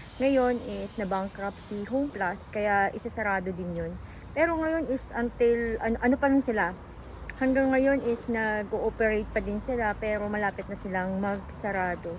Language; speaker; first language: Filipino; native; Filipino